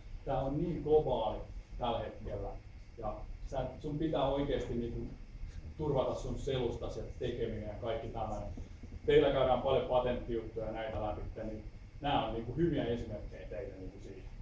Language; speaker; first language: Finnish; native; Finnish